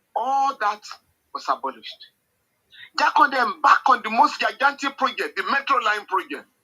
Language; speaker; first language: English; non-native, local second language; Yoruba